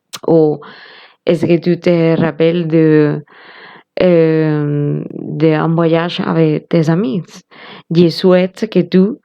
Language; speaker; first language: French; non-native, learner; Spanish